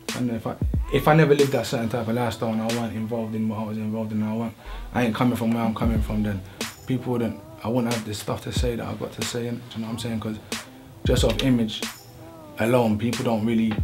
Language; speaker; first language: English; native; English